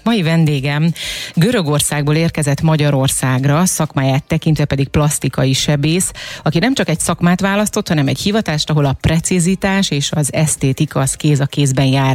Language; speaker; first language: Hungarian; native; Hungarian